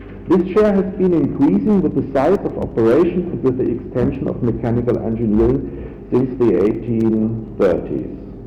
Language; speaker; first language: English; non-native, fluent; German